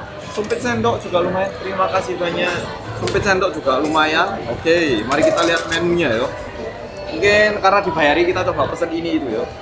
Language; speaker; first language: Indonesian; non-native, learner; Korean